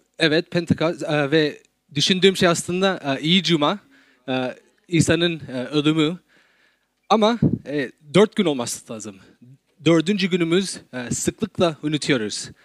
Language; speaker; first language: Turkish; non-native, fluent; English